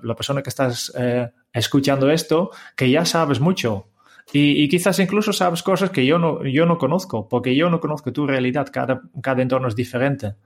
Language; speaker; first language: Spanish; non-native, fluent; Dutch